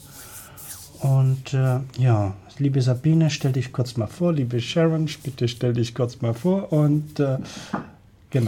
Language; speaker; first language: German; native; German